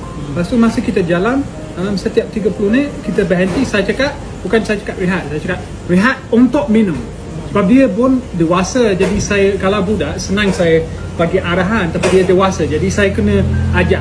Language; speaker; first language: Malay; non-native, learner; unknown